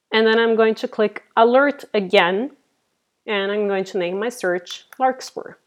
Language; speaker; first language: English; non-native, fluent; Portuguese